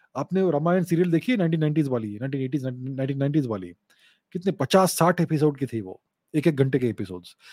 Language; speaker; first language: Hindi; non-native, local second language; Gujarati